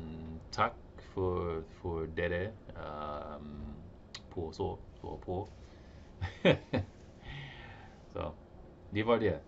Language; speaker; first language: Norwegian; non-native, learner; English